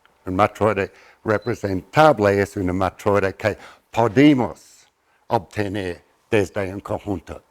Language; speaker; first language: Spanish; non-native, fluent; English